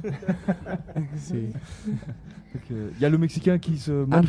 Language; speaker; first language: Spanish; non-native, learner; French